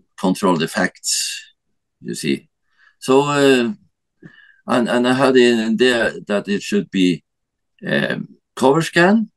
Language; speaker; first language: English; non-native, learner; Norwegian